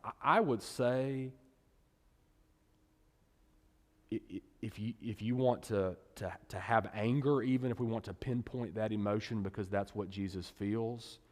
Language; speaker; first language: English; native; English